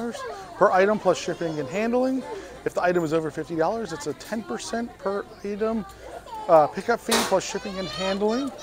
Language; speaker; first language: English; native; English